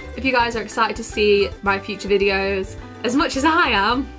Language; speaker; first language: English; native; English